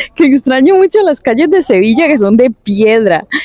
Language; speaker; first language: Spanish; native; Spanish